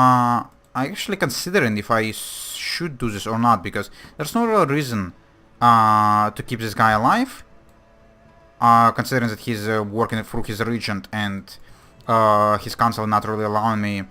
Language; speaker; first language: English; non-native, fluent; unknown